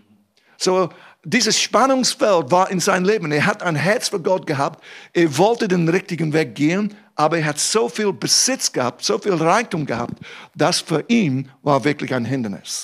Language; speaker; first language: German; non-native, fluent; English